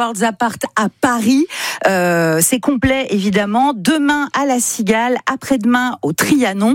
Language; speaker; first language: French; native; French